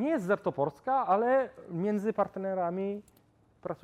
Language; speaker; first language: Polish; non-native, fluent; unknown